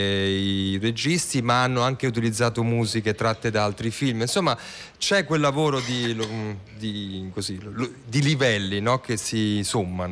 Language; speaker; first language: Italian; native; Italian